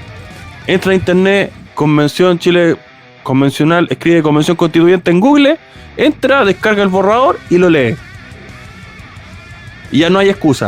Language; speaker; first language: Spanish; native; Spanish